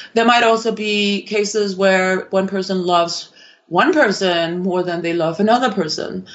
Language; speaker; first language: English; non-native, fluent; Danish